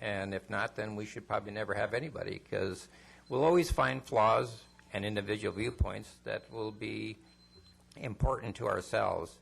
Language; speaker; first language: English; non-native, fluent; Spanish